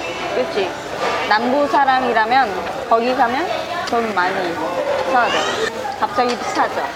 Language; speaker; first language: Korean; non-native, learner; Vietnamese